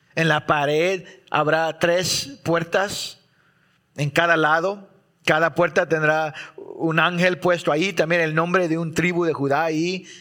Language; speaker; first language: Spanish; early bilingual, heritage; Spanish